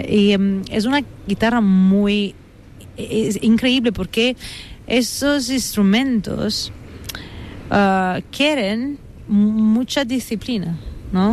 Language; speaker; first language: Spanish; non-native, fluent; Italian